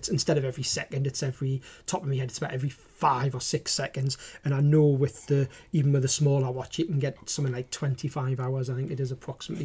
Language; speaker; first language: English; native; English